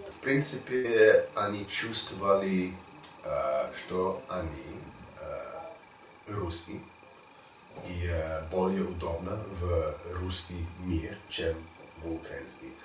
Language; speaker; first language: Russian; non-native, learner; English